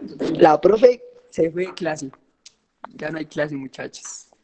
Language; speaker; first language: Spanish; native; Spanish